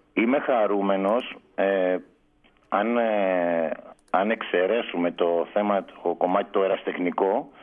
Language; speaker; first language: Greek; native; Greek